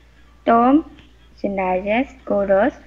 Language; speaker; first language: Russian; non-native, learner; Vietnamese